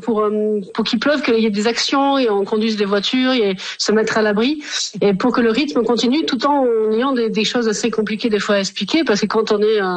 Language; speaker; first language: French; native; French